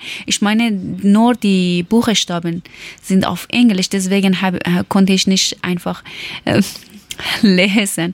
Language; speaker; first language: German; non-native, learner; Persian